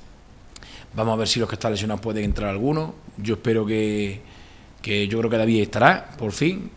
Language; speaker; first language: Spanish; native; Spanish